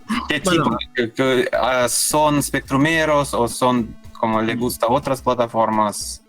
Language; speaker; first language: Spanish; non-native, learner; Russian